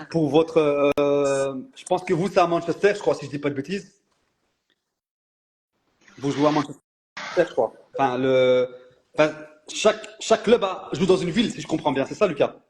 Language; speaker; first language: French; native; French